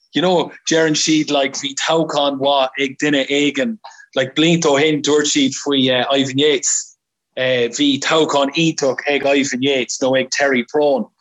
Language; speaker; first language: Irish; non-native, local second language; English